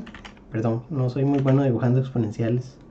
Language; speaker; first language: Spanish; native; Spanish